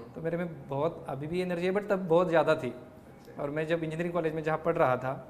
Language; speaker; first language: Hindi; non-native, local second language; Marathi